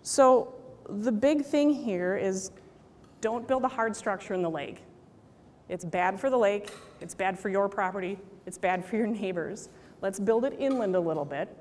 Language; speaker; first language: English; native; English